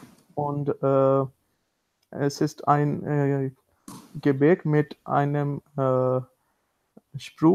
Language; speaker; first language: German; non-native, learner; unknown